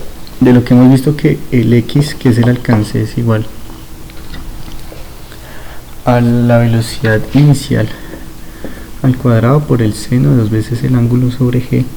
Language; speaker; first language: Spanish; native; Spanish